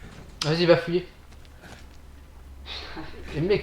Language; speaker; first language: French; native; French